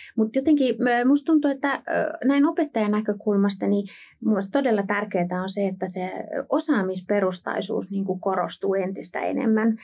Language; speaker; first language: Finnish; native; Finnish